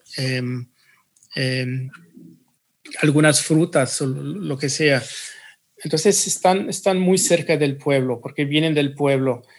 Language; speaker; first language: Spanish; early bilingual, heritage; Spanish